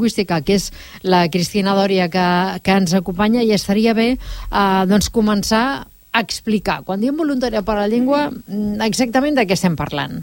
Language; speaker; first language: Catalan; native; Catalan